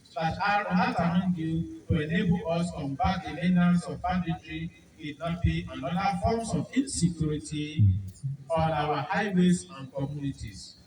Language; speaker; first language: English; non-native, local second language; Yoruba